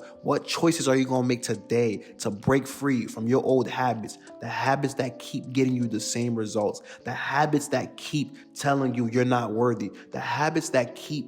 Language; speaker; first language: English; native; English